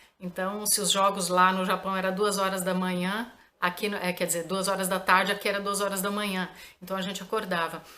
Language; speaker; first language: Portuguese; native; Portuguese